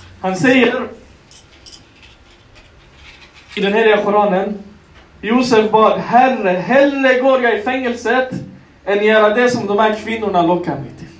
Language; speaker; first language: Swedish; non-native, local second language; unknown